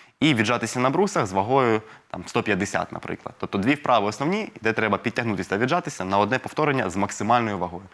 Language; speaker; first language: Ukrainian; non-native, local second language; Russian